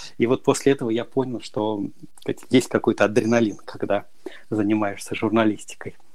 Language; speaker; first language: Russian; native; Russian